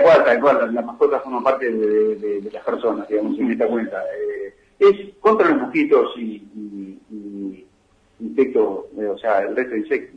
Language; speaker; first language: Spanish; native; Spanish